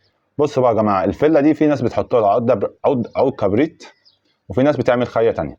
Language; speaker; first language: Arabic; native; Arabic